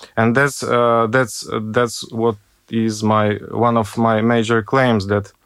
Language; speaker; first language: English; non-native, fluent; Ukrainian